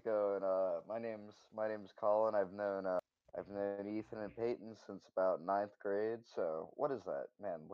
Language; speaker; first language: English; native; English